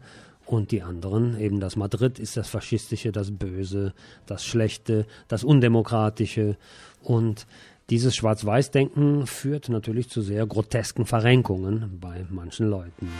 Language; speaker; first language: German; native; German